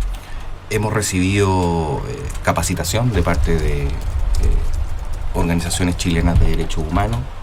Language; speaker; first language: Spanish; native; Spanish